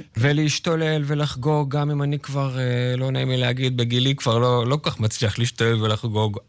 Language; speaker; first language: Hebrew; native; Hebrew